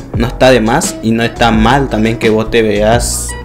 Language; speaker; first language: Spanish; native; Spanish